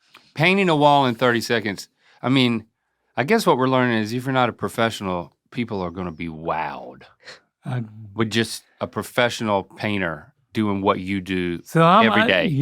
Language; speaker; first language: English; native; English